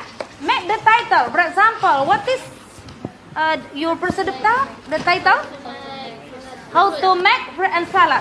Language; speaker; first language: English; non-native, learner; Indonesian